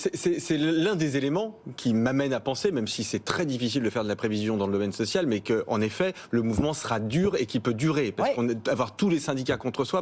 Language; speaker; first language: French; native; French